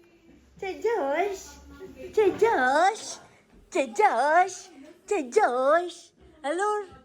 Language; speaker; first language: Italian; non-native, learner; Filipino